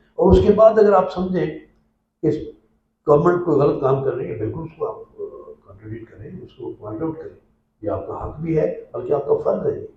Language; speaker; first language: Urdu; non-native, local second language; Punjabi